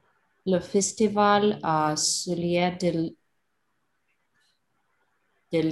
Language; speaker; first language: French; non-native, learner; Russian